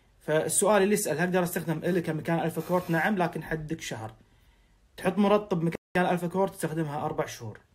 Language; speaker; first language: Arabic; native; Arabic